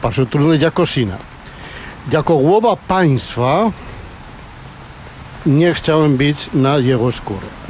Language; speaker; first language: Polish; non-native, learner; Spanish